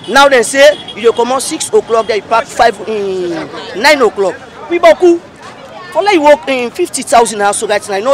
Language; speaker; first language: English; non-native, local second language; Krio